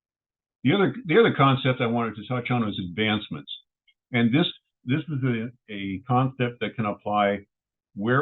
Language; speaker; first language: English; native; English